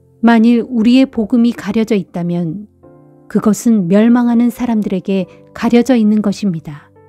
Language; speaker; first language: Korean; native; Korean